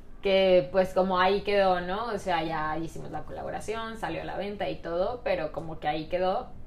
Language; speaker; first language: Spanish; native; Spanish